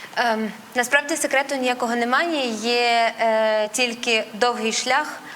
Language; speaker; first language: Ukrainian; non-native, local second language; Russian